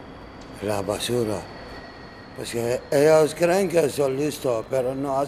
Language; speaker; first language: Spanish; non-native, learner; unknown